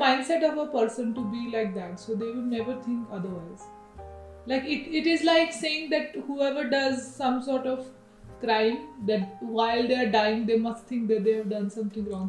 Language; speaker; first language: English; non-native, local second language; Hindi